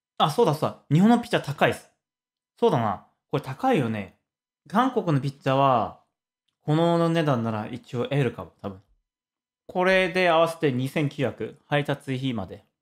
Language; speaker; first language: Japanese; non-native, fluent; Korean